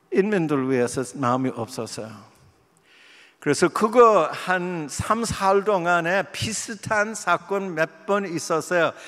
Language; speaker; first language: Korean; non-native, fluent; English